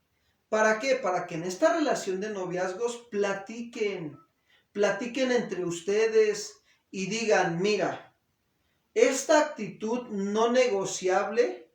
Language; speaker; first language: Spanish; native; Spanish